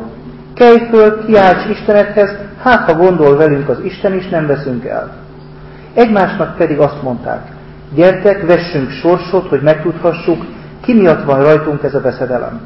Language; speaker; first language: Hungarian; native; Hungarian